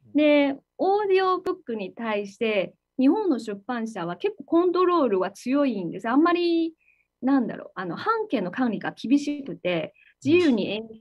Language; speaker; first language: Japanese; non-native, fluent; Chinese